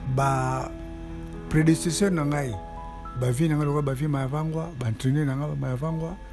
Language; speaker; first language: Lingala; non-native, local second language; Kongo